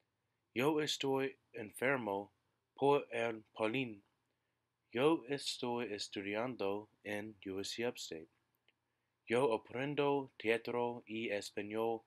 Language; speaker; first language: Spanish; non-native, learner; English